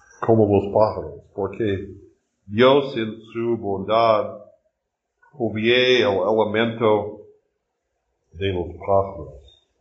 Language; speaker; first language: Spanish; non-native, learner; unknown